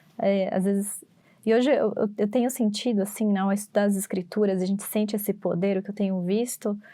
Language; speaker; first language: Portuguese; native; Portuguese